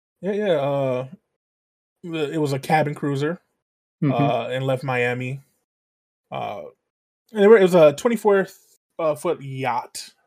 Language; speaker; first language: English; native; English